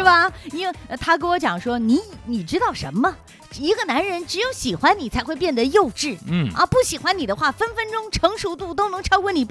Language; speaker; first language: Chinese; native; Chinese